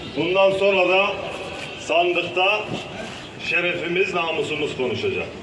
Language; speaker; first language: Turkish; native; Turkish